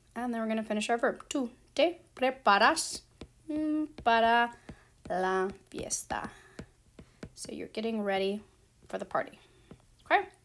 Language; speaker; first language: English; native; English